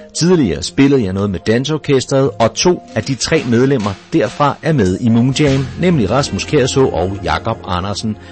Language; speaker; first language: Danish; native; Danish